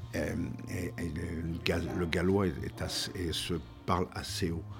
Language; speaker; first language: French; native; French